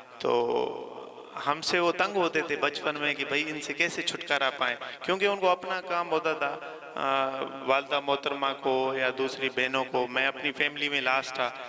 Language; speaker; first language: Urdu; non-native, local second language; Saraiki